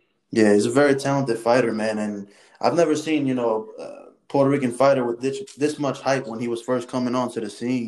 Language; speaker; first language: English; early bilingual, other home language; Spanish